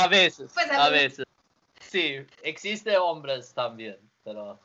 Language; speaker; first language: Spanish; non-native, learner; Swedish